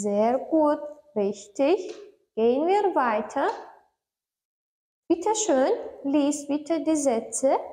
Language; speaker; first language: German; non-native, learner; Turkmen